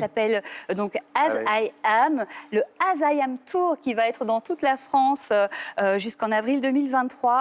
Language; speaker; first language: French; native; French